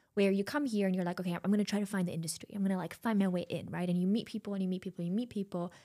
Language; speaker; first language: English; non-native, fluent; German